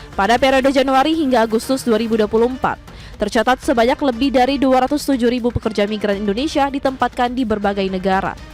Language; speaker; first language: Indonesian; native; Indonesian